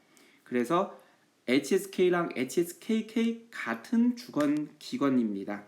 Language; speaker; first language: Korean; non-native, fluent; Chinese